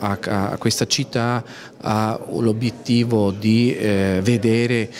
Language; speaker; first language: Italian; non-native, fluent; Azerbaijani